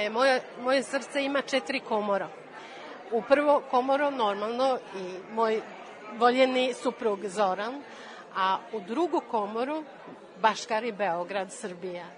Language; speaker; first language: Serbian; non-native, learner; Swedish